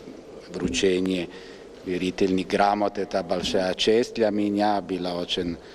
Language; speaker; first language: Russian; non-native, fluent; Italian